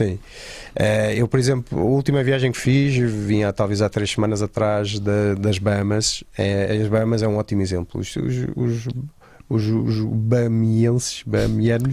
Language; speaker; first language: Portuguese; native; Portuguese